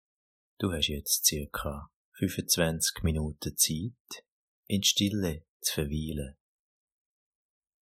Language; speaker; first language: German; native; German